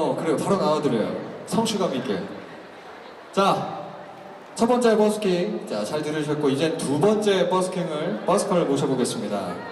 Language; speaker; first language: Korean; native; Korean